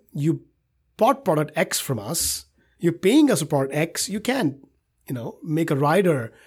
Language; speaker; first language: English; non-native, local second language; Hindi